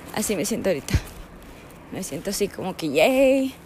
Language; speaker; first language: Spanish; early bilingual, heritage; Spanish